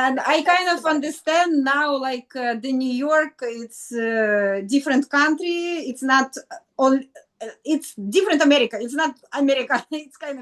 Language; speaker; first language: English; non-native, learner; Russian